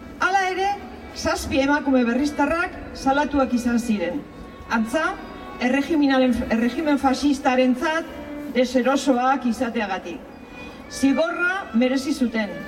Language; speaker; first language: Basque; native; Basque